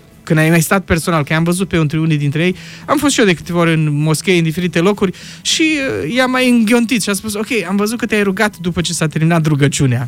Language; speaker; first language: Romanian; native; Romanian